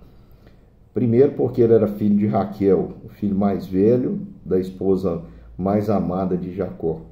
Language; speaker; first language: Portuguese; native; Portuguese